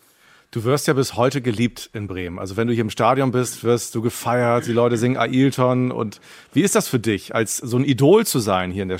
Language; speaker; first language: German; native; German